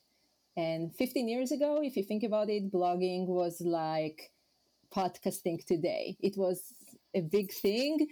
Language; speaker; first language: English; non-native, fluent; Hebrew